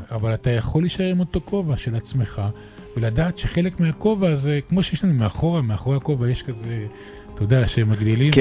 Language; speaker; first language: Hebrew; native; Hebrew